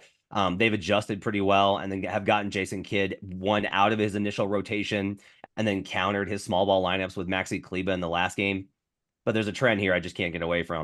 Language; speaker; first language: English; native; English